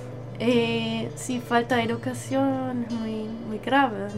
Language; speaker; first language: Spanish; non-native, learner; German